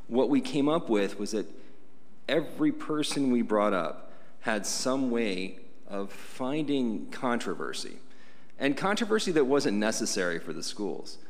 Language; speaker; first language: English; native; English